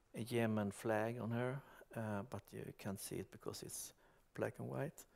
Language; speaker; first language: English; non-native, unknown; Swedish